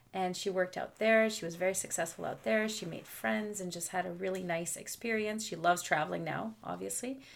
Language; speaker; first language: English; non-native, fluent; French